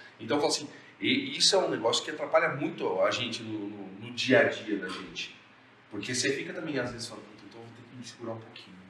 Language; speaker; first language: Portuguese; native; Portuguese